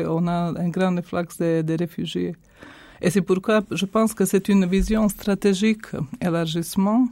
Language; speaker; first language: French; non-native, fluent; Croatian